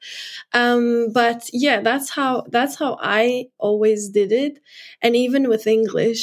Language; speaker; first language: English; non-native, fluent; Hungarian